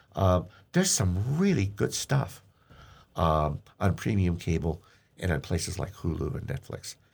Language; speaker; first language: English; native; English